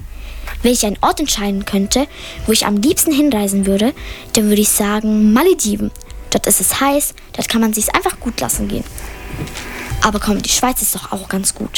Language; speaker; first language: German; early bilingual, other home language; Italian